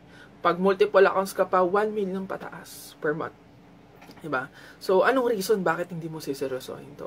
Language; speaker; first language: Filipino; native; Filipino